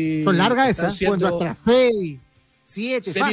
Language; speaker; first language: Spanish; native; Spanish